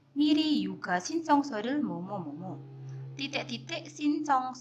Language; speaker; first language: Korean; non-native, fluent; Indonesian